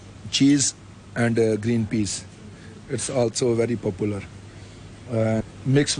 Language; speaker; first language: English; non-native, local second language; Punjabi